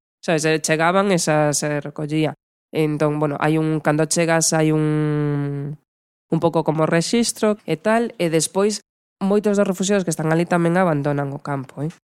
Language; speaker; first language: Galician; non-native, local second language; Spanish